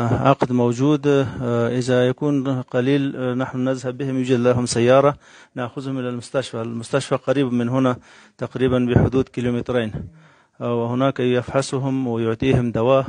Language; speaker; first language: Arabic; non-native, fluent; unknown